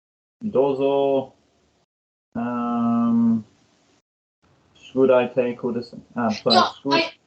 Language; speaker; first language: Japanese; non-native, learner; English